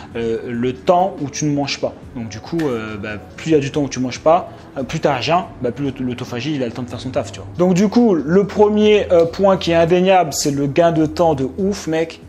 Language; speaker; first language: French; native; French